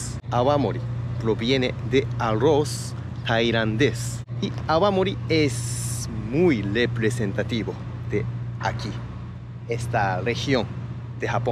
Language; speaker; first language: Spanish; non-native, fluent; Japanese